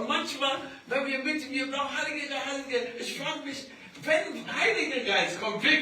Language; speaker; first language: German; non-native, learner; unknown